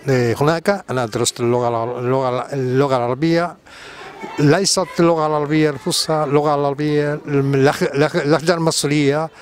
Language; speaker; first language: Arabic; non-native, learner; Japanese